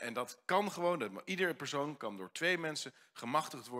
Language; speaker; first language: Dutch; native; Dutch